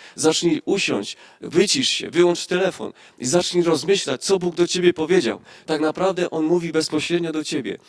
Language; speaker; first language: Polish; native; Polish